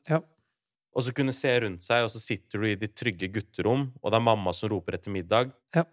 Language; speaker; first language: Norwegian; early bilingual, other home language; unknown